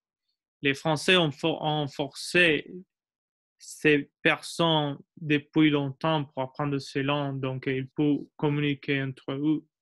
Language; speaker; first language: French; non-native, learner; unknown